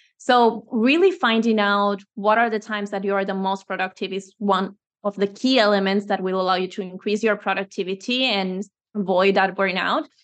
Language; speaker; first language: English; non-native, fluent; Spanish